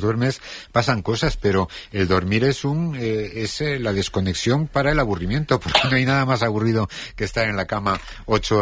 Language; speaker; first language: Spanish; native; Spanish